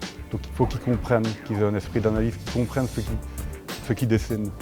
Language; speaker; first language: French; native; French